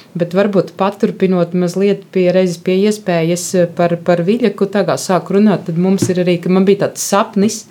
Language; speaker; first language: Latvian; native; Latvian